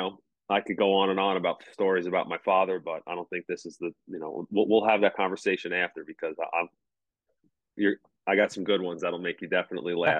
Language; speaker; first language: English; native; English